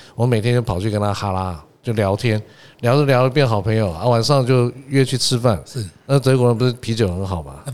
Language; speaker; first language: Chinese; native; Chinese